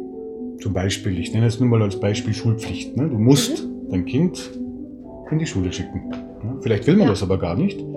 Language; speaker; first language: German; native; German